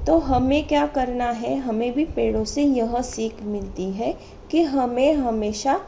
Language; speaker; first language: Hindi; non-native, local second language; Marathi